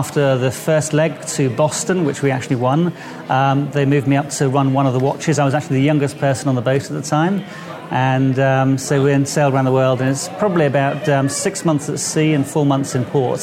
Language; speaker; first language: English; native; English